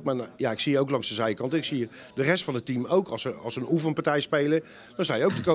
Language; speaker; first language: Dutch; native; Dutch